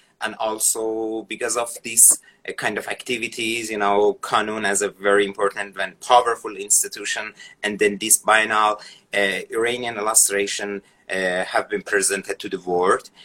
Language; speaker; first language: English; non-native, fluent; Persian